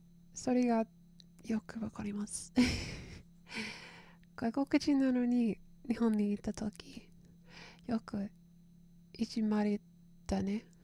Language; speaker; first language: Japanese; non-native, learner; English